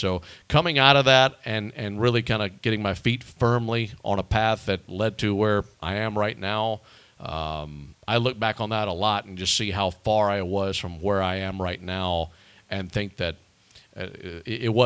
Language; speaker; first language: English; native; English